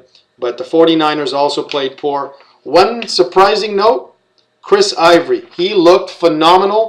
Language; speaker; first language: English; native; English